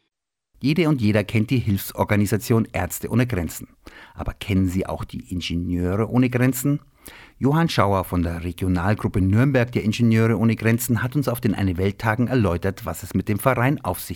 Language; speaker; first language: German; native; German